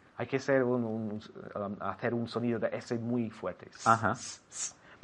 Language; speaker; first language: Spanish; non-native, fluent; English